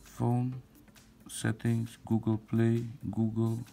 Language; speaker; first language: English; non-native, fluent; Dutch